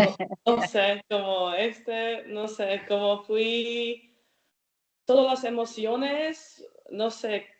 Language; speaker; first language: Spanish; non-native, learner; Croatian